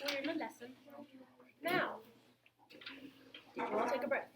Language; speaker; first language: English; native; English